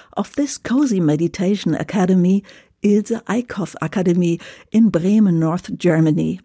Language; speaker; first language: English; non-native, fluent; German